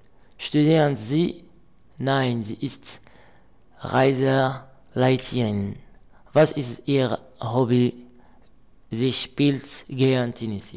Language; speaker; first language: German; non-native, learner; Arabic